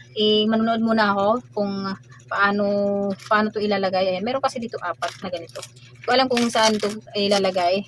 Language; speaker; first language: Filipino; native; Filipino